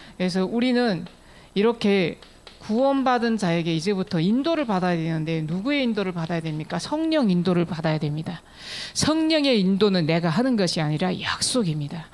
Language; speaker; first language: Korean; native; Korean